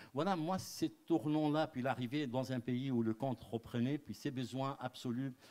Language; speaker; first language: French; non-native, local second language; Arabic